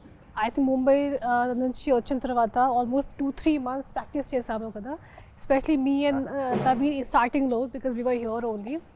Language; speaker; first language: Telugu; non-native, local second language; Hindi